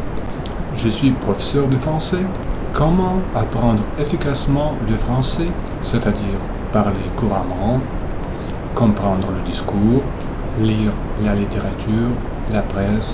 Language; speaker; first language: French; non-native, fluent; Russian